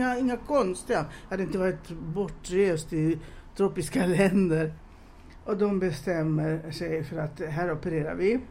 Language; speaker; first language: Swedish; non-native, fluent; Romanian